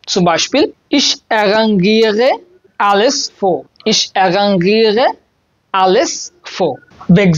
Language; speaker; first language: German; non-native, learner; Bangla